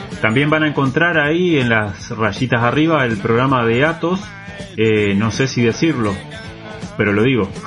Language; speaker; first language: Spanish; native; Spanish